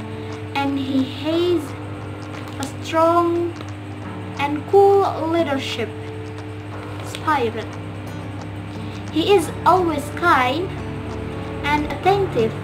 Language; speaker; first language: English; non-native, learner; Indonesian